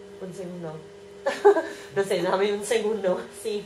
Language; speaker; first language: Spanish; non-native, learner; English